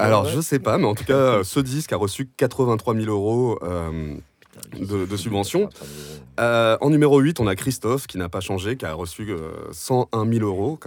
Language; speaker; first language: French; native; French